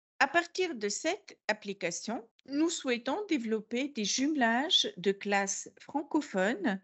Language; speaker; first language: French; non-native, fluent; Bulgarian